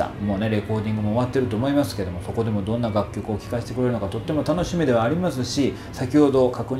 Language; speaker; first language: Japanese; native; Japanese